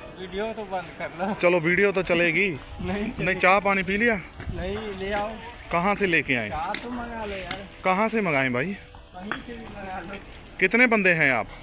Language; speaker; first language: Hindi; non-native, local second language; Punjabi